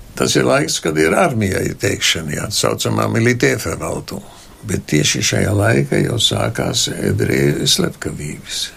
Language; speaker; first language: Latvian; non-native, local second language; German